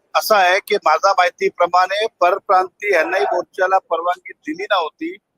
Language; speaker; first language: Marathi; non-native, local second language; Hindi